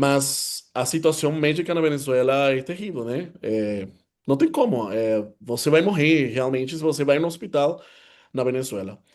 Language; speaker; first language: Portuguese; non-native, fluent; Spanish